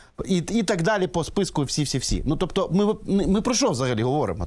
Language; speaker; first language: Ukrainian; native; Ukrainian